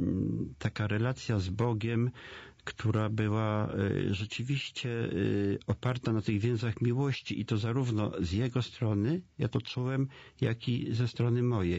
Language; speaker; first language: Polish; native; Polish